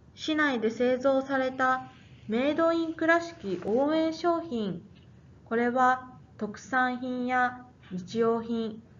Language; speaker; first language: Japanese; native; Japanese